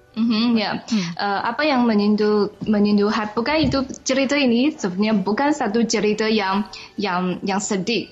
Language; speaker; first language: Malay; non-native, fluent; Chinese